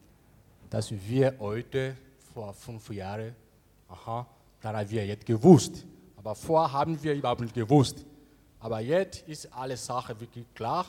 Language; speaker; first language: German; non-native, learner; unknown